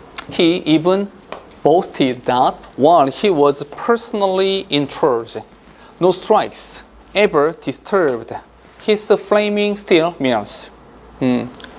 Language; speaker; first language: English; non-native, fluent; Korean